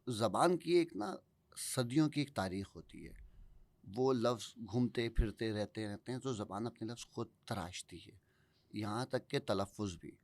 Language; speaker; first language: Urdu; native; Urdu